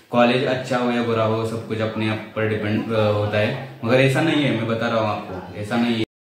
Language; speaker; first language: Hindi; non-native, local second language; Marathi